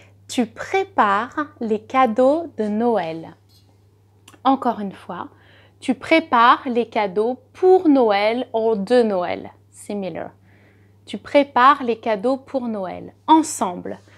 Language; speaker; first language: French; native; French